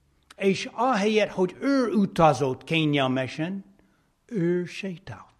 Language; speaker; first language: Hungarian; non-native, fluent; English